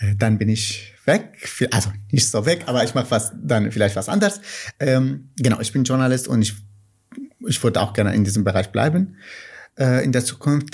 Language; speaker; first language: German; non-native, fluent; Kurdish